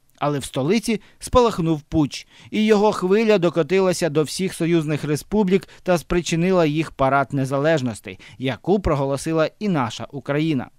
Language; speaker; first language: Ukrainian; native; Ukrainian